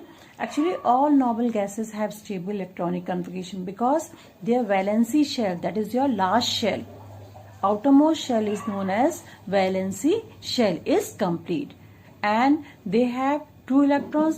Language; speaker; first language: English; non-native, local second language; Hindi